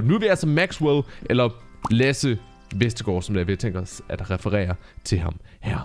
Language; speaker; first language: Danish; native; Danish